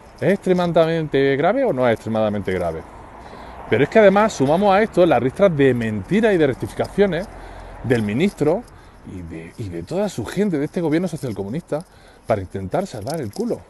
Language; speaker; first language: Spanish; native; Spanish